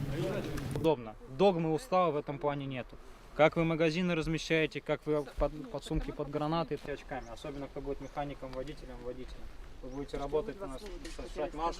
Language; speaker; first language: Russian; native; Russian